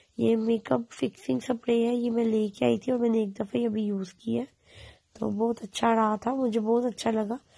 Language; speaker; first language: Urdu; native; Urdu